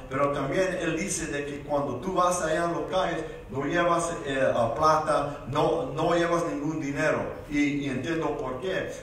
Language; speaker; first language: Spanish; early bilingual, heritage; Spanish